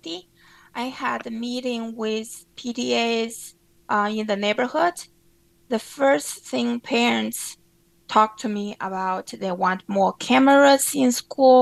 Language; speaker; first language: English; non-native, fluent; Chinese